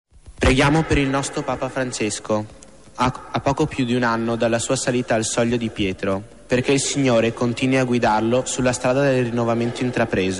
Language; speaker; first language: Italian; native; Italian